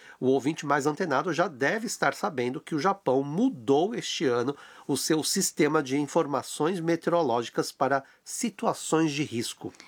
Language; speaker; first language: Portuguese; native; Portuguese